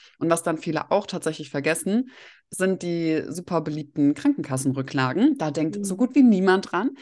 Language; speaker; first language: German; early bilingual, other home language; Russian